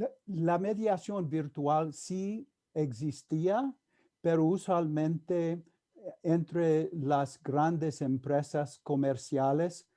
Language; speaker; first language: Spanish; non-native, fluent; English